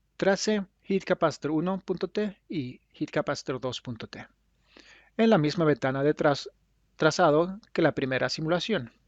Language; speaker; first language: Spanish; non-native, fluent; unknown